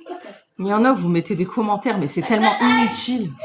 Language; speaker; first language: French; native; French